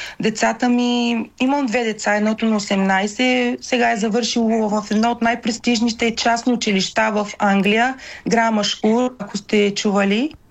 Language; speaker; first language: Bulgarian; native; Bulgarian